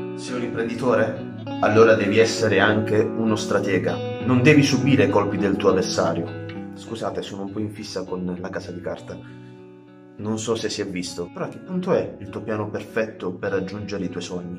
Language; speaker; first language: Italian; native; Italian